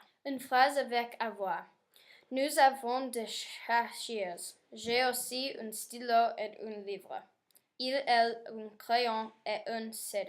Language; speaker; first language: French; non-native, learner; English